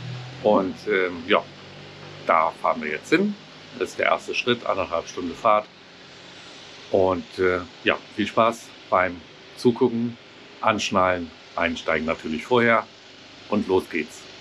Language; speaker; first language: German; native; German